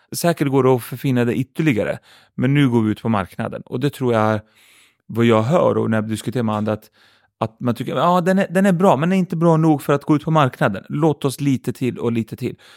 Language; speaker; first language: Swedish; early bilingual, other home language; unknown